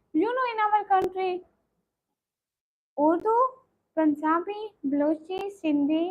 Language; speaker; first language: English; non-native, learner; Punjabi